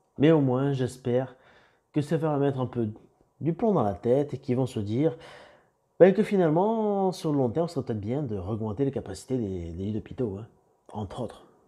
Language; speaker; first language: French; native; French